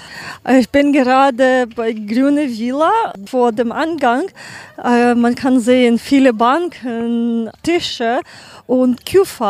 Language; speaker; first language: German; non-native, learner; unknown